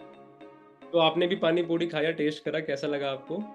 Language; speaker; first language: Hindi; native; Hindi